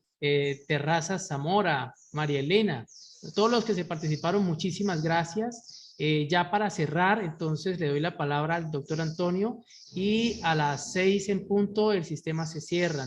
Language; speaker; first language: Spanish; native; Spanish